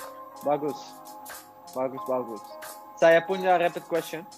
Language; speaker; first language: Indonesian; non-native, learner; Dutch